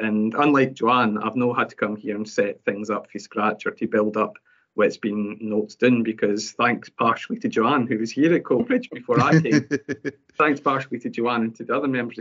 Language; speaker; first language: English; native; English